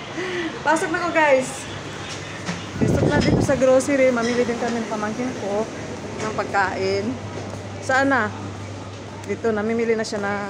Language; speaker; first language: Filipino; non-native, local second language; Cebuano